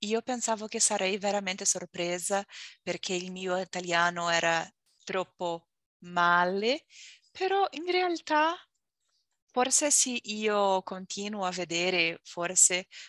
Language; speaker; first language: Italian; non-native, learner; Portuguese